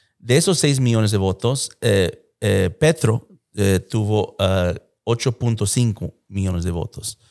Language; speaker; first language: Spanish; early bilingual, heritage; Spanish